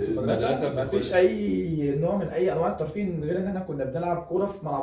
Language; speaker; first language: Arabic; native; Arabic